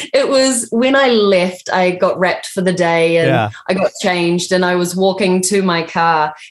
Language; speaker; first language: English; native; English